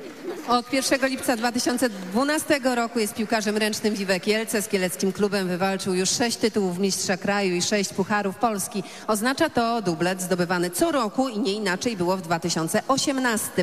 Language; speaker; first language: Polish; native; Polish